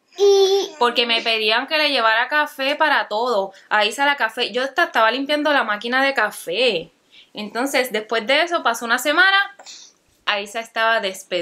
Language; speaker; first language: Spanish; native; Spanish